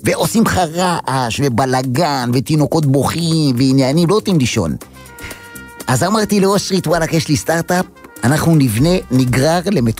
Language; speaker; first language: Hebrew; native; Hebrew